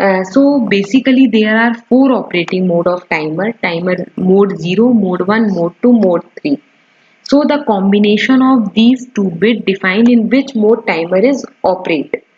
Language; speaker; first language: English; non-native, local second language; Hindi